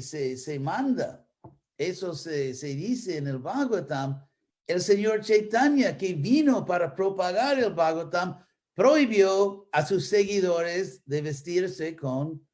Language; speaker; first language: Spanish; non-native, fluent; English